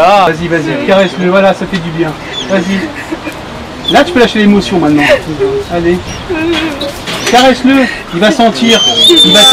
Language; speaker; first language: French; native; French